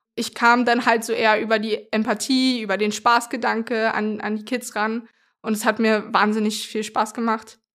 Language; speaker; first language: German; native; German